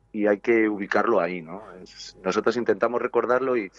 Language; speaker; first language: Spanish; native; Spanish